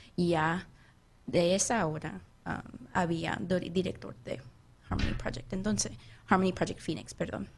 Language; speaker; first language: Spanish; non-native, learner; English